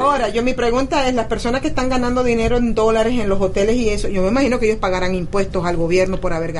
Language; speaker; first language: Spanish; native; Spanish